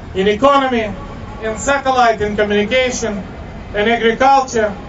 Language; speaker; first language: English; non-native, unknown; Ukrainian